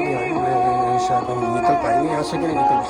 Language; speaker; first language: Urdu; native; Urdu